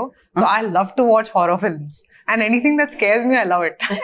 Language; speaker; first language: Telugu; non-native, fluent; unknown